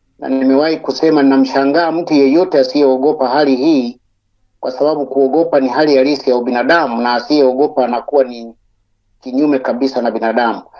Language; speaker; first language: Swahili; non-native, local second language; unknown